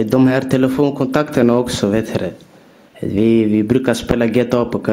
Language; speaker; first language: Swedish; early bilingual, other home language; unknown